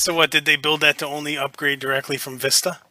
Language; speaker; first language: English; native; English